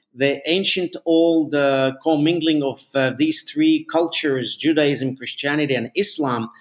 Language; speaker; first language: English; non-native, fluent; Arabic